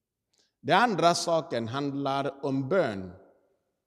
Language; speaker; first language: Swedish; non-native, fluent; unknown